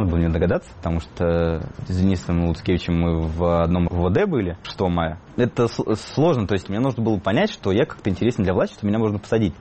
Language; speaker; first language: Russian; native; Russian